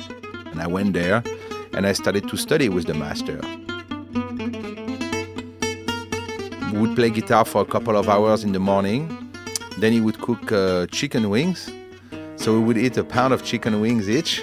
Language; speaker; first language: English; non-native, fluent; French